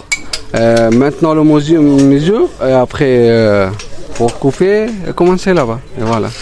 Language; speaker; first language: French; non-native, learner; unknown